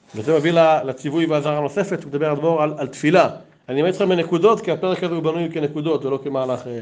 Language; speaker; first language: Hebrew; native; Hebrew